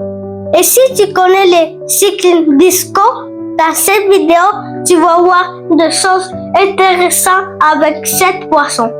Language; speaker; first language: French; non-native, learner; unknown